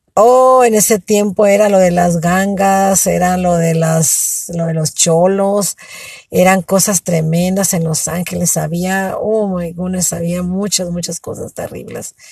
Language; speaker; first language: Spanish; native; Spanish